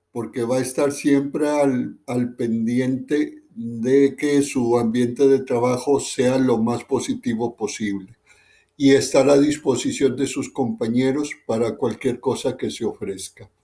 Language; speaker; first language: Spanish; native; Spanish